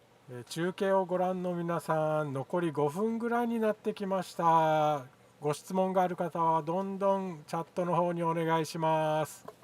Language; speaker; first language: Japanese; native; Japanese